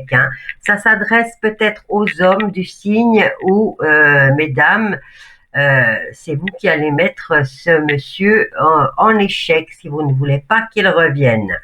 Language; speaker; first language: French; native; French